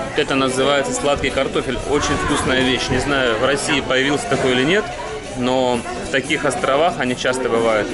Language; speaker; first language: Russian; native; Russian